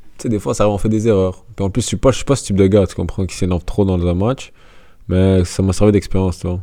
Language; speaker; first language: French; native; French